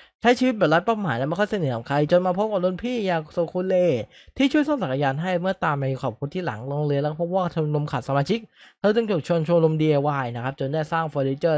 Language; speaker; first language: Thai; native; Thai